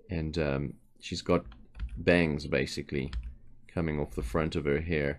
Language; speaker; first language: English; native; English